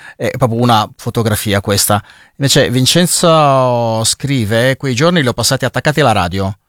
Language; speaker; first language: Italian; native; Italian